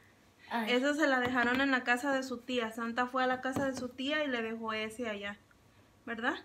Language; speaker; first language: Spanish; native; Spanish